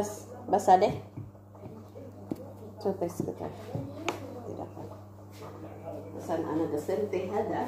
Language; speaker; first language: Arabic; non-native, learner; Filipino